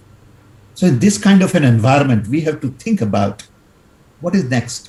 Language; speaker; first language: English; non-native, local second language; Gujarati